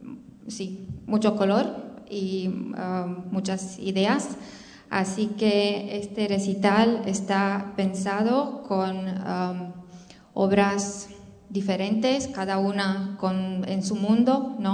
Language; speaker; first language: Spanish; non-native, fluent; Romanian